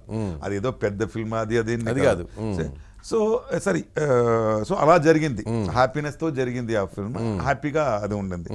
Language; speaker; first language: Telugu; non-native, learner; Tamil